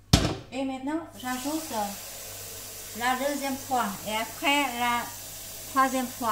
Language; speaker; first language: French; non-native, learner; Vietnamese